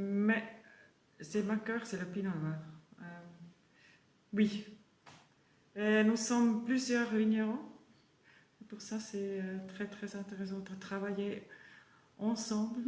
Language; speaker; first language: French; non-native, learner; German